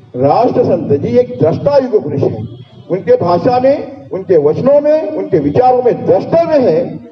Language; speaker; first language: Hindi; non-native, local second language; Marathi